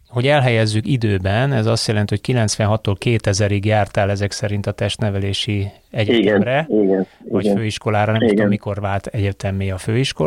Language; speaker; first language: Hungarian; native; Hungarian